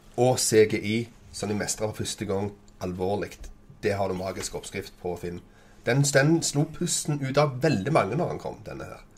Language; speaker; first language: Norwegian; native; Norwegian